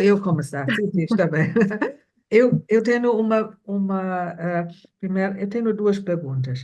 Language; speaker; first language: Portuguese; non-native, fluent; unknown